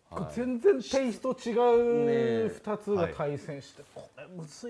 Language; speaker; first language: Japanese; native; Japanese